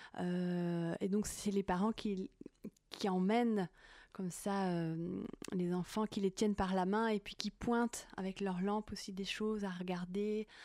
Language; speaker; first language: French; native; French